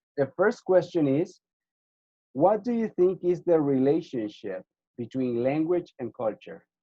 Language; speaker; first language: English; non-native, fluent; Spanish